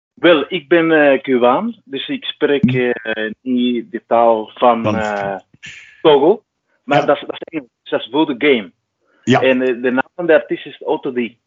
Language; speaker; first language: Dutch; non-native, fluent; Spanish